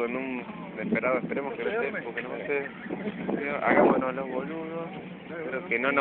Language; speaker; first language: Spanish; native; Spanish